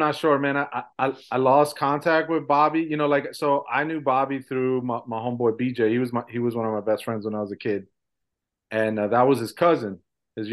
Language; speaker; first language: English; early bilingual, other home language; Spanish